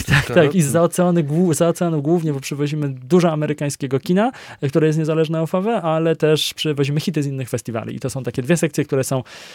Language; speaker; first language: Polish; native; Polish